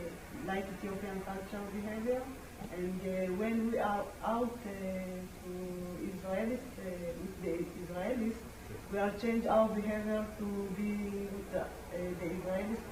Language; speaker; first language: English; non-native, learner; Amharic